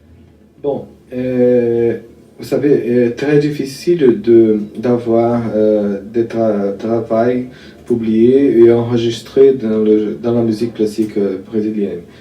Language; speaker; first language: French; non-native, fluent; Portuguese